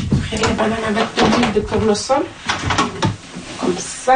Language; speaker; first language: French; non-native, local second language; Fula